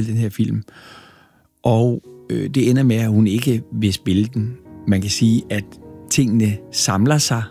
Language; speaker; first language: Danish; native; Danish